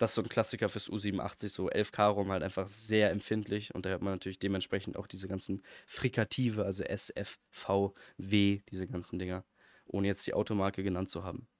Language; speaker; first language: German; native; German